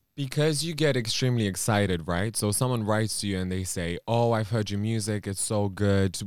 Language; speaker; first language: English; non-native, fluent; Romanian